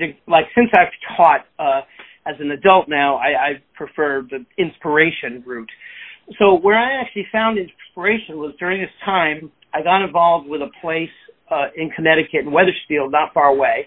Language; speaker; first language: English; native; English